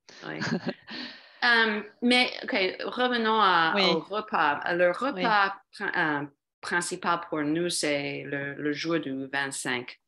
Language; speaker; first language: French; non-native, fluent; English